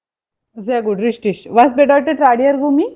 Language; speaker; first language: German; non-native, fluent; Hindi